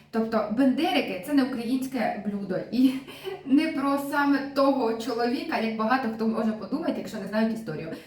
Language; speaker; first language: Ukrainian; non-native, local second language; Russian